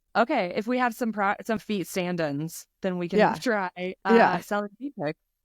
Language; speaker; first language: English; native; English